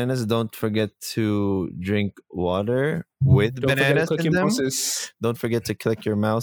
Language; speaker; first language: English; non-native, local second language; Filipino